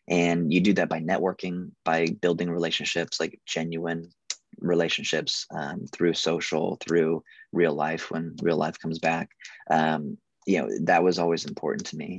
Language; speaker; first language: English; native; English